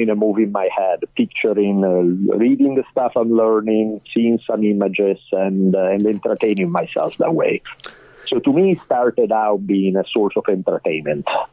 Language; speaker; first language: English; non-native, fluent; Italian